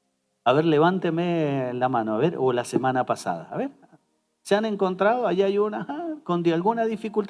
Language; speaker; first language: Spanish; native; Spanish